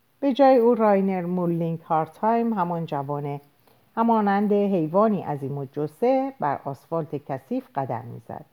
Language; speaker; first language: Persian; native; Persian